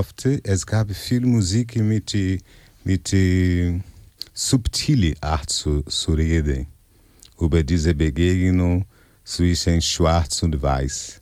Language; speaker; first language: German; non-native, fluent; Portuguese